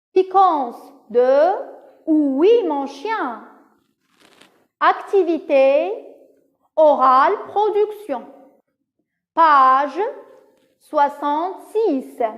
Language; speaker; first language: French; non-native, local second language; Arabic